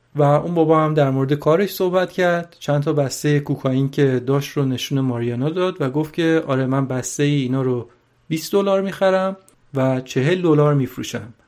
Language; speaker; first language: Persian; native; Persian